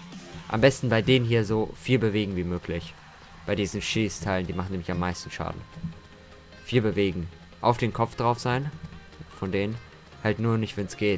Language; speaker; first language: German; native; German